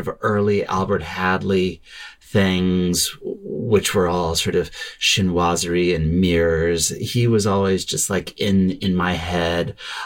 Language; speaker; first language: English; native; English